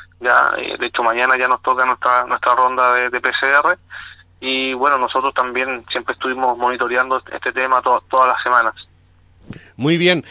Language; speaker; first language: Spanish; native; Spanish